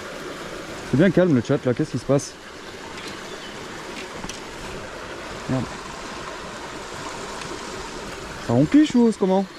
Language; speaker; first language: French; native; French